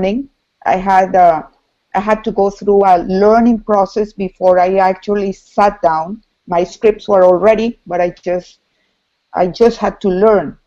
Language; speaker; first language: English; non-native, fluent; Spanish